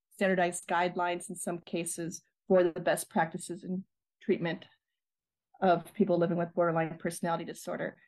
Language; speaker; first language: English; native; English